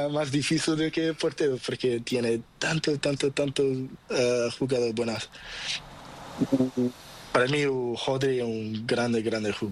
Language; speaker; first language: Spanish; non-native, learner; Portuguese